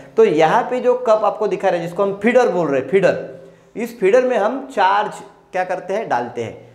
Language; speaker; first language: Hindi; non-native, local second language; Marathi